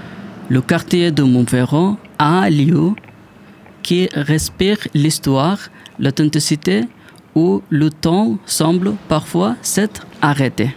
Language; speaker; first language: French; non-native, learner; Bangla